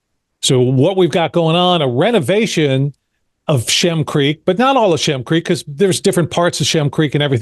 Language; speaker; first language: English; native; English